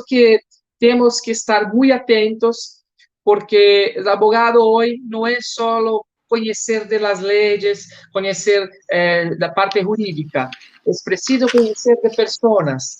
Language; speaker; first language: Spanish; non-native, learner; Portuguese